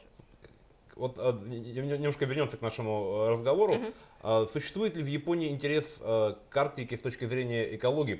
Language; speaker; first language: Russian; native; Russian